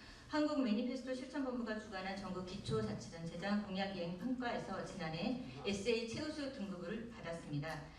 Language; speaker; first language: Korean; native; Korean